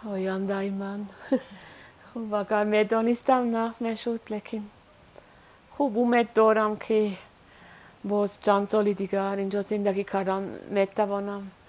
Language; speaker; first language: Persian; non-native, learner; Swiss German